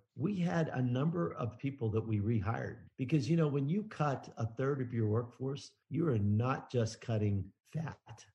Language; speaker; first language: English; native; English